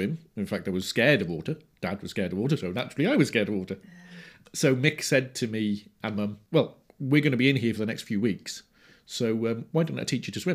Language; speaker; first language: English; native; English